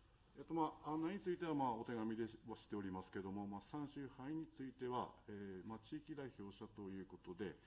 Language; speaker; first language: Japanese; native; Japanese